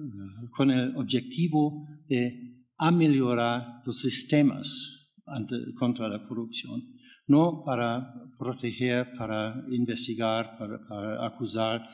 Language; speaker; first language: Spanish; non-native, fluent; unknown